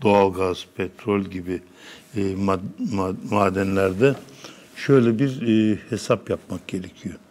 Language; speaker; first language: Turkish; native; Turkish